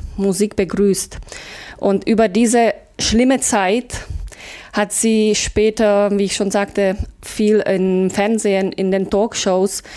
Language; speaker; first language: German; non-native, fluent; Czech